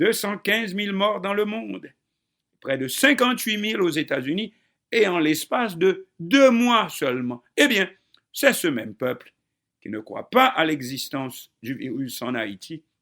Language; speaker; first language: French; non-native, local second language; Haitian Creole